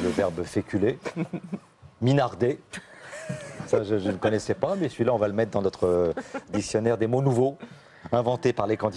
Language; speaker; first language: French; native; French